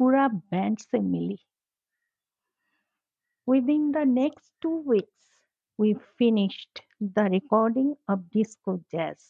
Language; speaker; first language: English; non-native, local second language; Bangla